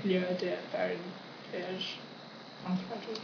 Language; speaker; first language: French; non-native, learner; English